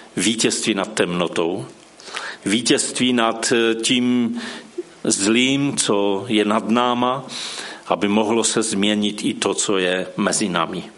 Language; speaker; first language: Czech; non-native, local second language; Polish